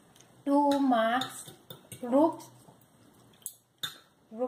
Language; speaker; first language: German; non-native, learner; Thai